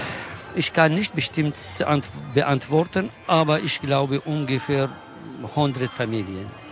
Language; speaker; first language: German; non-native, learner; Kurdish